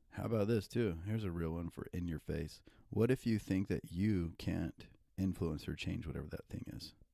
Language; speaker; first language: English; native; English